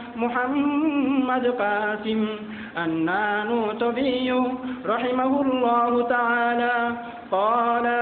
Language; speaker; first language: Arabic; non-native, fluent; Bangla